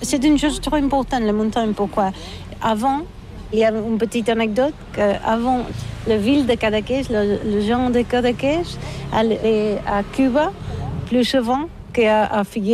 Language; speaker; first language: French; non-native, learner; Catalan